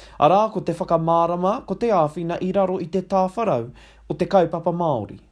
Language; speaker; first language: Māori; non-native, local second language; English